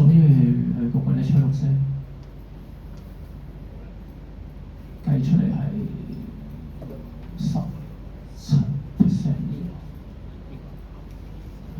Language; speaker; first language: Cantonese; native; Cantonese